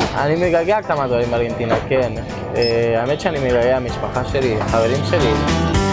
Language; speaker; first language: Hebrew; non-native, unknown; Spanish